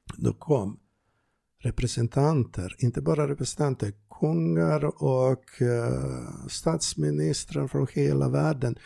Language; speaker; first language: Swedish; non-native, fluent; Serbian